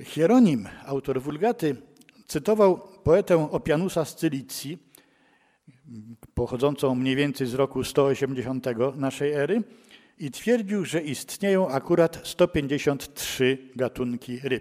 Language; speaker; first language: Polish; native; Polish